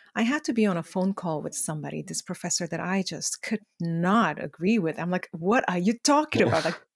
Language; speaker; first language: English; non-native, fluent; Korean